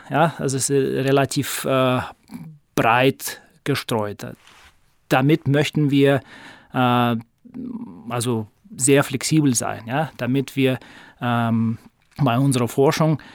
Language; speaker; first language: German; non-native, fluent; Russian